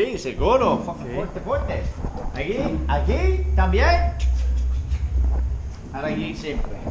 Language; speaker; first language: Spanish; non-native, learner; English